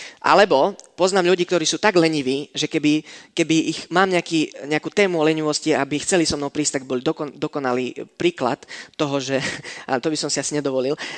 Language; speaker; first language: Slovak; non-native, fluent; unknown